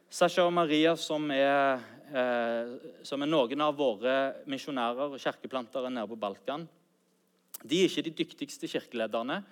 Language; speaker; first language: Norwegian; native; Norwegian